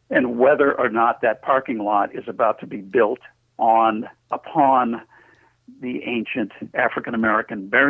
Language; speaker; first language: English; native; English